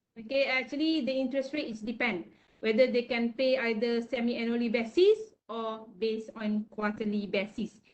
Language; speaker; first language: English; non-native, local second language; Malay